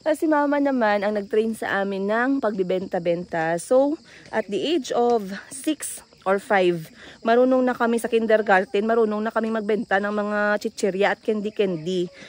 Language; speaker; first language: Filipino; non-native, local second language; Cebuano